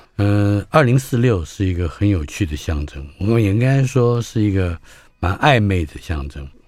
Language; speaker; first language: Chinese; native; Chinese